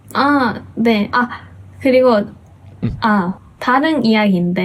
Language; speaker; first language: Korean; non-native, fluent; Japanese